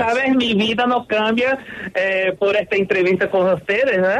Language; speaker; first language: Spanish; non-native, learner; Portuguese